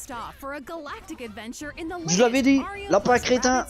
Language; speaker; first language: French; native; French